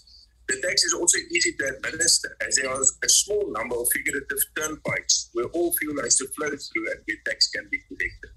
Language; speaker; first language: English; non-native, local second language; Afrikaans